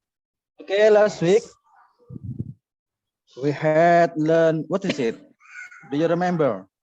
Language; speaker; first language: English; non-native, learner; Indonesian